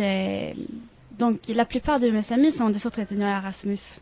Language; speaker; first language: French; non-native, fluent; Swedish